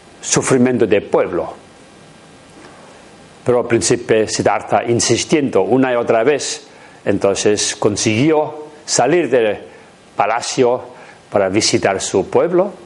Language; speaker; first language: Spanish; non-native, learner; Tibetan